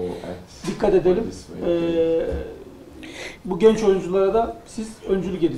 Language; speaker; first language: Turkish; native; Turkish